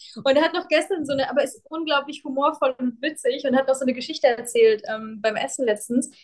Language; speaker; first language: German; early bilingual, other home language; Russian